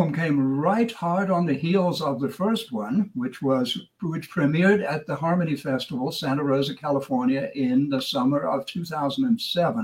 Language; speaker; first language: English; native; English